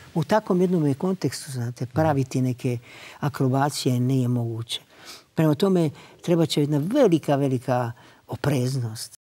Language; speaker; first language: Croatian; native; Croatian